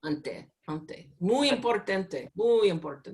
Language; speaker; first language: Spanish; non-native, learner; English